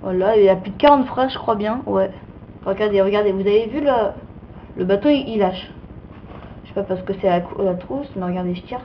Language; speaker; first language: French; native; French